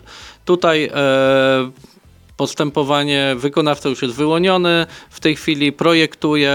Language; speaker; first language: Polish; native; Polish